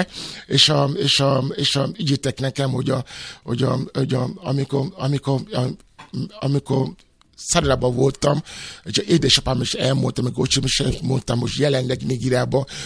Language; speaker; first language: Hungarian; non-native, learner; Yoruba